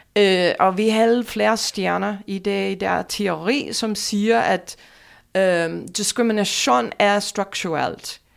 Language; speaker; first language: Danish; non-native, fluent; English